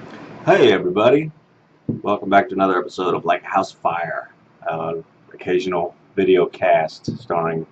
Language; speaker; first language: English; native; English